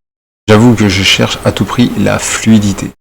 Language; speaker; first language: French; native; French